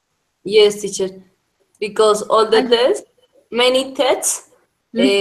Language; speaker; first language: English; non-native, learner; Spanish